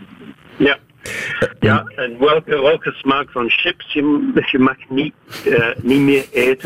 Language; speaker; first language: Dutch; non-native, fluent; English